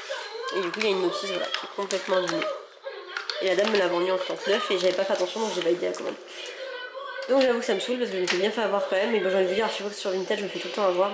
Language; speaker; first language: French; native; French